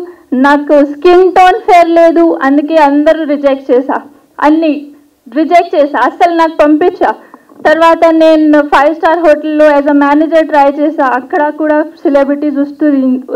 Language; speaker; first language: Telugu; non-native, local second language; Hindi